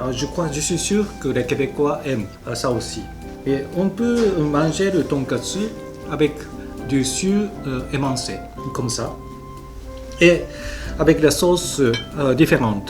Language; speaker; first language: French; non-native, fluent; Japanese